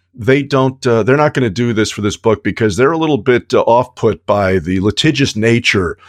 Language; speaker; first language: English; native; English